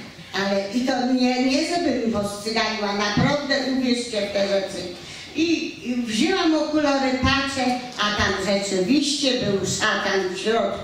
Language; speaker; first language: Polish; native; Polish